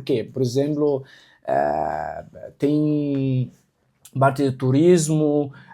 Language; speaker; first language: Portuguese; non-native, local second language; Arabic